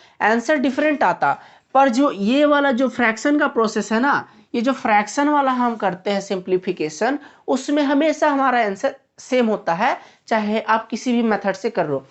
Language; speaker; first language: Hindi; native; Hindi